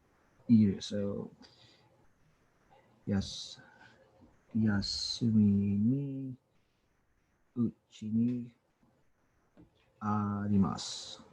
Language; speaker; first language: Japanese; non-native, learner; English